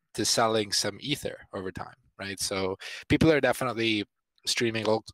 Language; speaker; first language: English; non-native, fluent; Italian